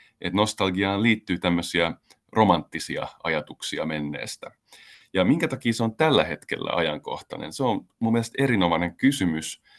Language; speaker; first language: Finnish; native; Finnish